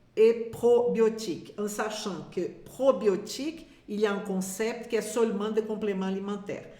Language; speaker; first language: French; non-native, fluent; Portuguese